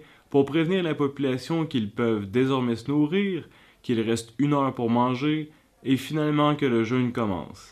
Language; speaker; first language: French; native; French